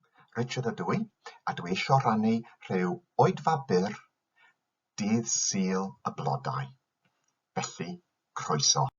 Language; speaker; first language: Welsh; non-native, fluent; English